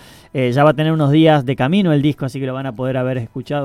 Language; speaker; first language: Spanish; native; Spanish